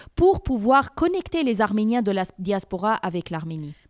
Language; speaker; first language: French; native; French